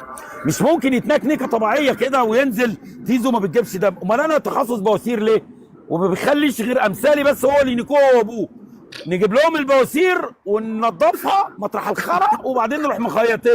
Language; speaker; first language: Arabic; native; Arabic